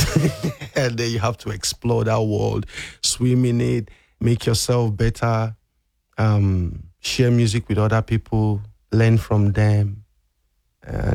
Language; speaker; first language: English; non-native, local second language; Igbo